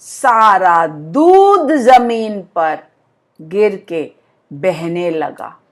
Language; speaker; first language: Hindi; native; Hindi